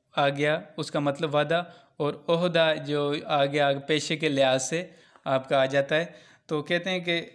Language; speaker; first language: Urdu; non-native, local second language; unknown